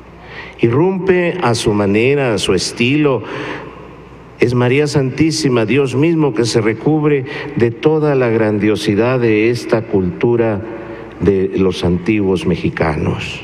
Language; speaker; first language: Spanish; native; Spanish